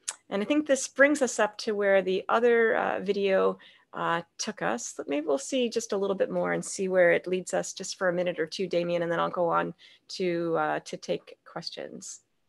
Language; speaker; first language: English; native; English